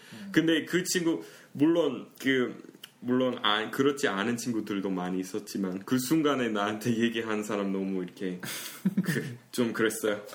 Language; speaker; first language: Korean; early bilingual, heritage; Korean